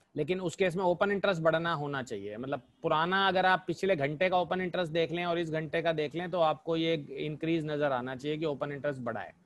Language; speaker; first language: Hindi; native; Hindi